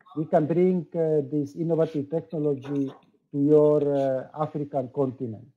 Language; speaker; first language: English; non-native, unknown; Slovak